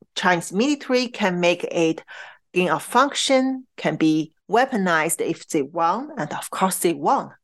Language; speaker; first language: English; non-native, fluent; Chinese